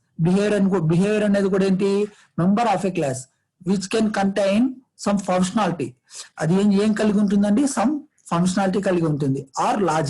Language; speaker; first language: Telugu; native; Telugu